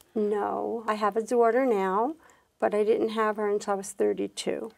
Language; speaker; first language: English; native; English